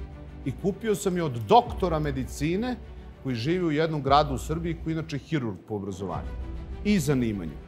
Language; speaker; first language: Serbian; native; Serbian